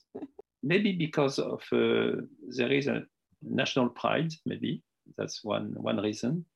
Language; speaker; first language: English; non-native, fluent; French